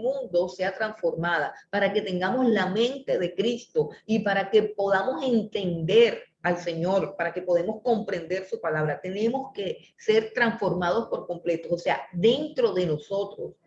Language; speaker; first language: Spanish; native; Spanish